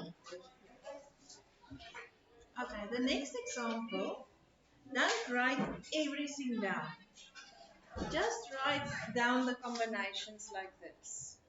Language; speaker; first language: English; non-native, local second language; Afrikaans